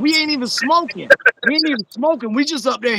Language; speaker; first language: English; native; English